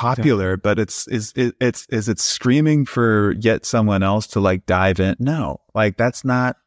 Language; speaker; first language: English; native; English